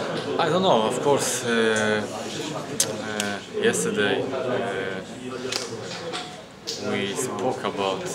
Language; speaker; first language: English; non-native, learner; Polish